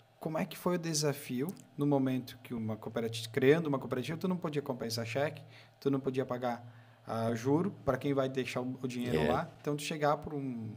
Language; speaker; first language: Portuguese; native; Portuguese